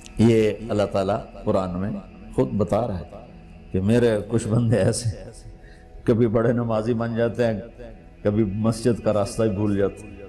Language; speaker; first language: Urdu; non-native, local second language; Punjabi